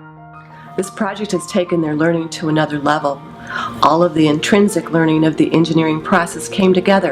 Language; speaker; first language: English; native; English